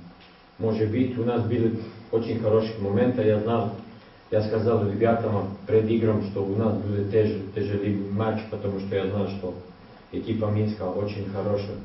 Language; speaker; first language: Russian; non-native, learner; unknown